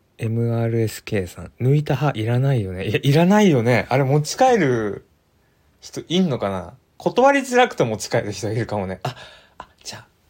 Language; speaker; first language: Japanese; native; Japanese